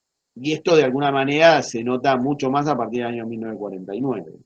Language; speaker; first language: Spanish; native; Spanish